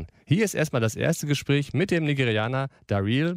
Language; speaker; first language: German; native; German